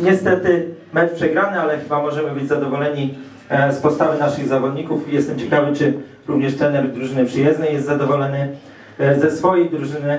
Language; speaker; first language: Polish; native; Polish